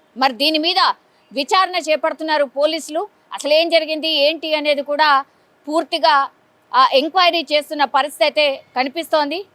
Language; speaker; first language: Telugu; native; Telugu